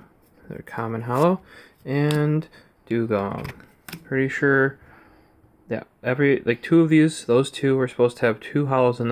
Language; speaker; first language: English; native; English